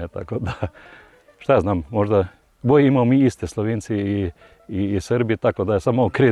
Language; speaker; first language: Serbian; non-native, learner; Slovenian